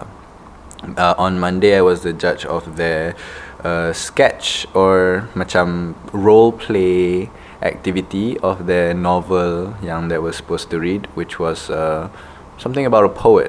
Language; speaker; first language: English; non-native, local second language; Malay